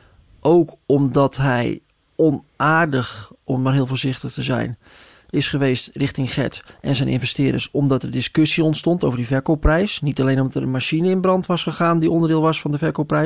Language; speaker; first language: Dutch; native; Dutch